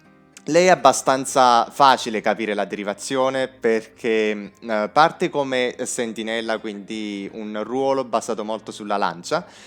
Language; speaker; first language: Italian; native; Italian